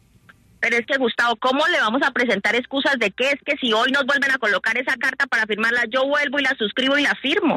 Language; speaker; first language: Spanish; native; Spanish